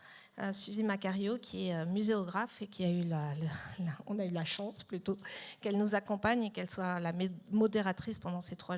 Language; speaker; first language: French; native; French